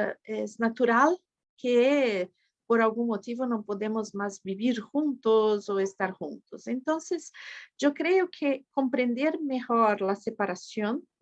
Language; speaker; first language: Spanish; non-native, fluent; Portuguese